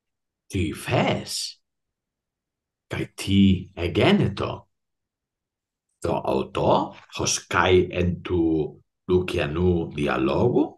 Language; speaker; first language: Greek; non-native, fluent; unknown